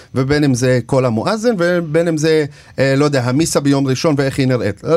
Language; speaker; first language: Hebrew; non-native, local second language; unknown